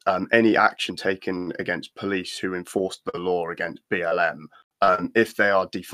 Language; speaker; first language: English; native; English